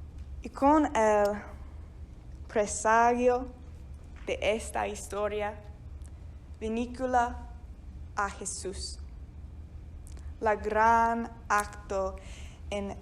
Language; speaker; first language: Spanish; non-native, fluent; English